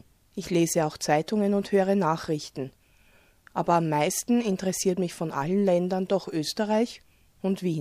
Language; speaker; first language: German; early bilingual, other home language; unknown